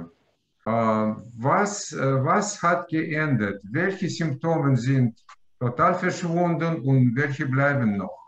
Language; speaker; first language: German; non-native, learner; Russian